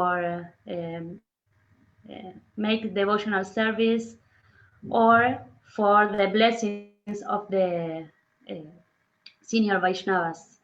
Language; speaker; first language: English; non-native, learner; Spanish